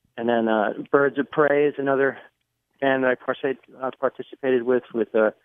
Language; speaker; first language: English; native; English